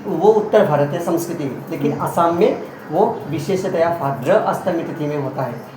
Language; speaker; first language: Hindi; non-native, local second language; Assamese